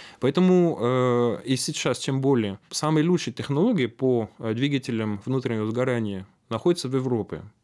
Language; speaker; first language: Russian; non-native, fluent; French